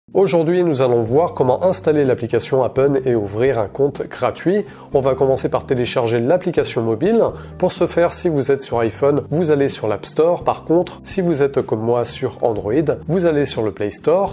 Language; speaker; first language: French; native; French